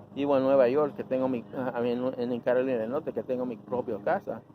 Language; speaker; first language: Spanish; early bilingual, heritage; Spanish